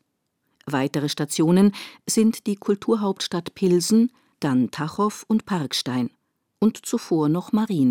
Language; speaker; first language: German; native; German